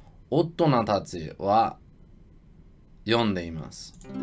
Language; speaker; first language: Japanese; non-native, learner; English